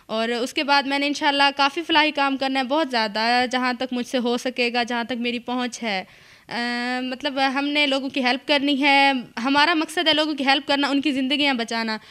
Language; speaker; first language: Urdu; non-native, local second language; Punjabi